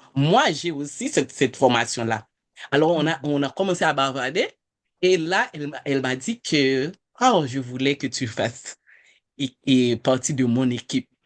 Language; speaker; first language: French; non-native, local second language; Haitian Creole